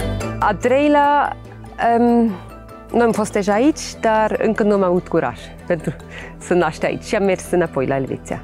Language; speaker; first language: Romanian; non-native, learner; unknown